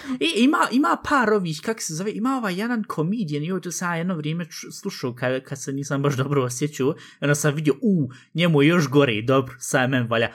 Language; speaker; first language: Bosnian; early bilingual, heritage; Bosnian